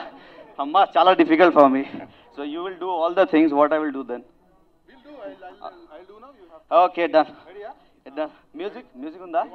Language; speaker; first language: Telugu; non-native, learner; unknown